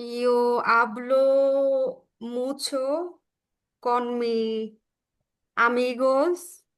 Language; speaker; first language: Spanish; non-native, learner; Bangla